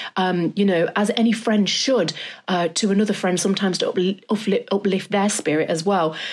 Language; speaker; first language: English; native; English